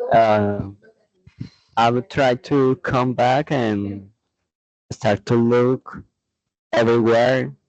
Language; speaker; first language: English; non-native, learner; Spanish